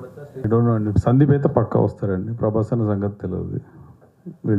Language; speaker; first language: Telugu; native; Telugu